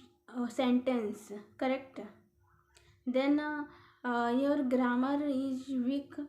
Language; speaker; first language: English; non-native, learner; Hindi